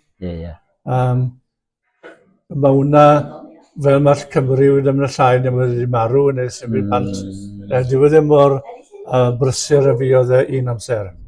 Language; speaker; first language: Welsh; native; Welsh